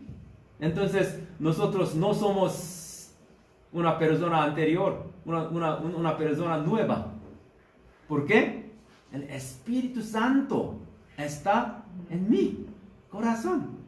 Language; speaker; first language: Spanish; non-native, learner; Korean